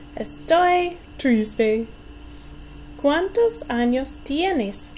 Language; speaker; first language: Spanish; non-native, fluent; English